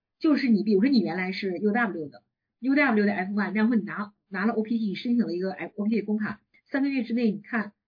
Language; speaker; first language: Chinese; native; Chinese